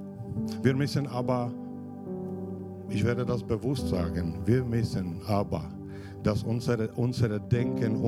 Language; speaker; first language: German; non-native, fluent; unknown